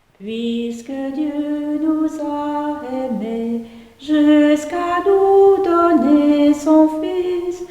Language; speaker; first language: French; native; French